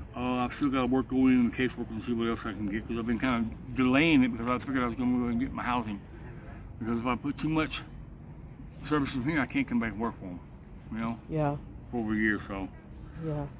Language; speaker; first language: English; native; English